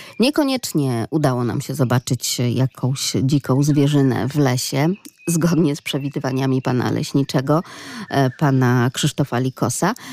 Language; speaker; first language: Polish; native; Polish